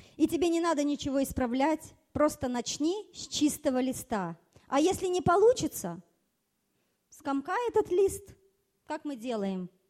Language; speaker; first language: Russian; early bilingual, other home language; German